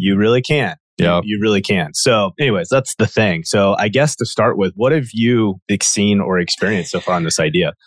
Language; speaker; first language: English; native; English